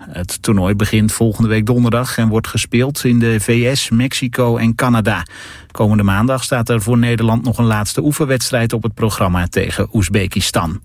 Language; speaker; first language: Dutch; native; Dutch